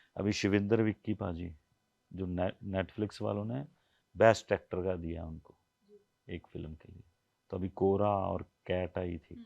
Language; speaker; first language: Hindi; non-native, local second language; Punjabi